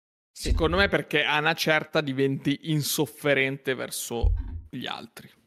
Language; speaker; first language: Italian; native; Italian